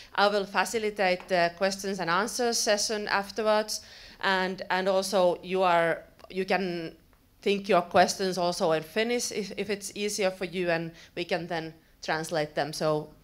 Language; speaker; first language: English; non-native, fluent; Finnish